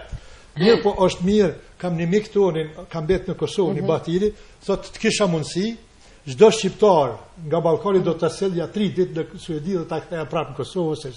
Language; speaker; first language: Albanian; native; Albanian